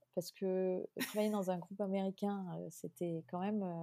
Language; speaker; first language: French; native; French